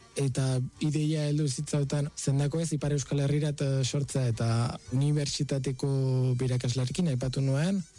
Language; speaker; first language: Basque; non-native, fluent; Spanish